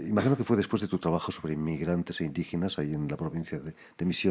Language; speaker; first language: Spanish; native; Spanish